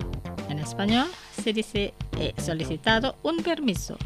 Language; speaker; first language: Spanish; non-native, fluent; Indonesian